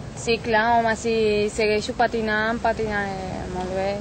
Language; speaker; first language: Catalan; non-native, learner; Armenian